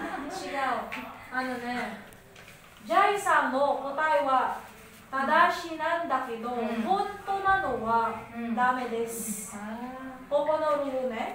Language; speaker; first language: Japanese; non-native, learner; Filipino